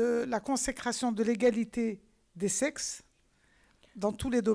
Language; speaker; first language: French; non-native, local second language; Arabic